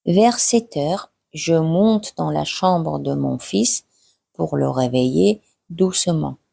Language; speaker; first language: French; non-native, fluent; Mongolian